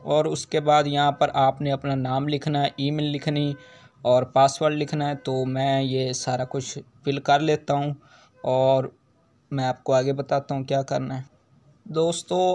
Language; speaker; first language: Hindi; native; Hindi